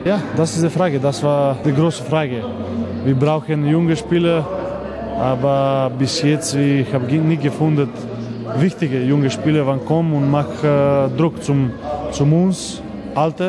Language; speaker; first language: German; non-native, learner; Macedonian